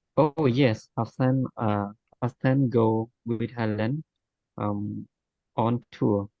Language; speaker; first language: English; non-native, learner; Khmer